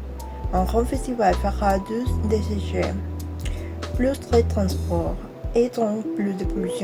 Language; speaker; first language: French; non-native, learner; Spanish